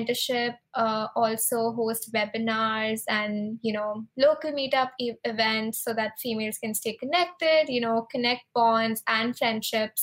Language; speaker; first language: English; non-native, local second language; Hindi